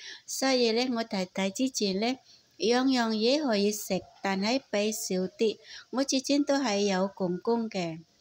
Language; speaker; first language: Cantonese; non-native, fluent; Indonesian